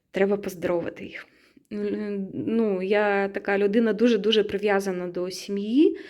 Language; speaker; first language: Ukrainian; native; Ukrainian